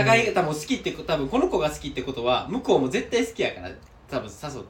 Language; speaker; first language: Japanese; native; Japanese